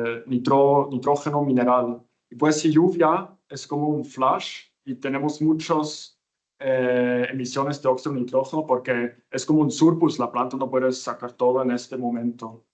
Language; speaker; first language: Spanish; non-native, fluent; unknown